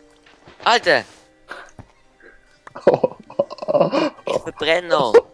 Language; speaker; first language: German; native; German